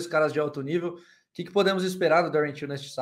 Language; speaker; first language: Portuguese; native; Portuguese